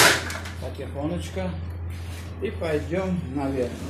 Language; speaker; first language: Russian; non-native, learner; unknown